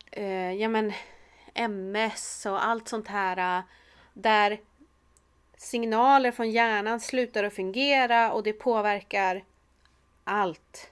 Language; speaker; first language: Swedish; native; Swedish